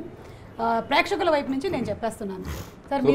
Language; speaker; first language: Telugu; native; Telugu